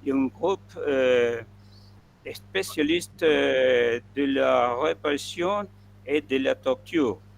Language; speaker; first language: French; non-native, fluent; Spanish